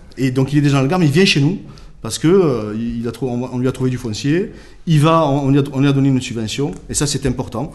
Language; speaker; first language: French; native; French